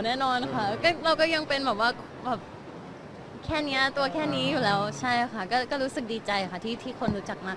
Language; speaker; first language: Thai; native; Thai